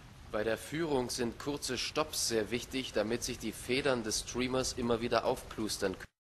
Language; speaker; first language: German; native; German